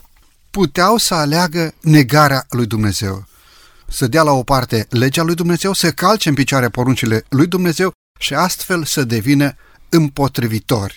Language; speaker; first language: Romanian; native; Romanian